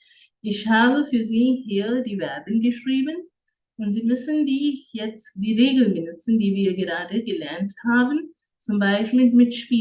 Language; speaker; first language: German; non-native, fluent; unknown